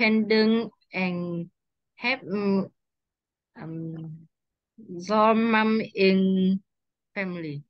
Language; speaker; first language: English; non-native, learner; Vietnamese